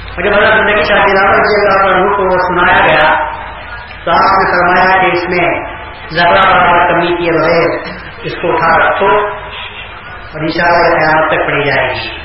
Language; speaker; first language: Urdu; native; Urdu